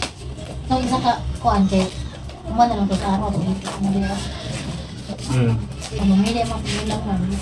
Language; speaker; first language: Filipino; non-native, local second language; Cebuano